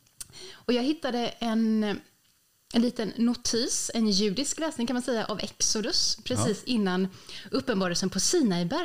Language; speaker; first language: Swedish; native; Swedish